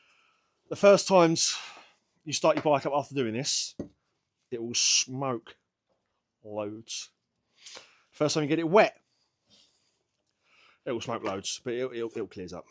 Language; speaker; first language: English; native; English